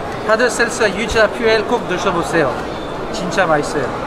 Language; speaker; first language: Korean; non-native, learner; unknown